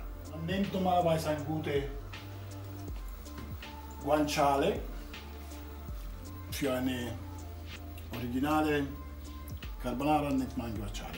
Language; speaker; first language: German; non-native, fluent; Italian